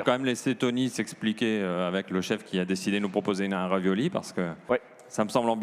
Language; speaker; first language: French; native; French